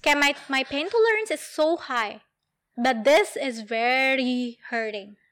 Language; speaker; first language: English; non-native, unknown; Indonesian